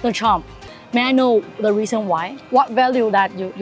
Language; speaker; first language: English; non-native, fluent; Chinese